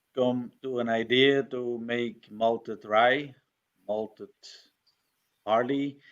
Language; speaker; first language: English; non-native, fluent; Dutch